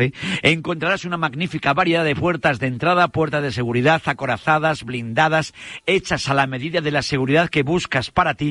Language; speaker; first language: Spanish; native; Spanish